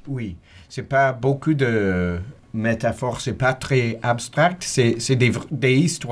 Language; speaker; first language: French; non-native, fluent; English